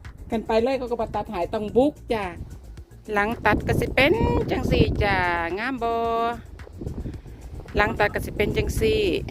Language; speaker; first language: Thai; non-native, local second language; Northeastern Thai